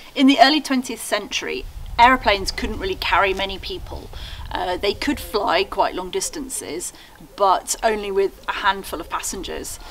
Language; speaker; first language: English; native; English